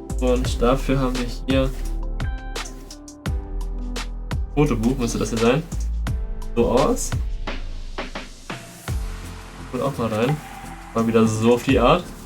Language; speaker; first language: German; native; German